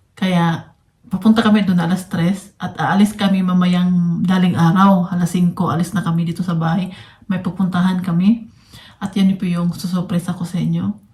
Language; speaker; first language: Filipino; non-native, local second language; Cebuano